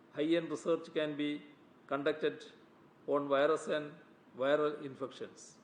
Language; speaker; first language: English; non-native, local second language; Malayalam